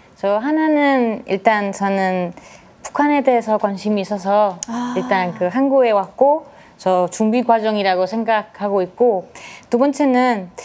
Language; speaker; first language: Korean; non-native, fluent; Spanish